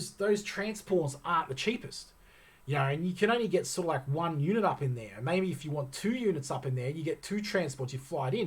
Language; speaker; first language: English; native; English